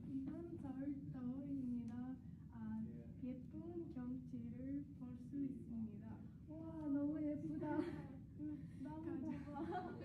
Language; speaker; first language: Korean; non-native, learner; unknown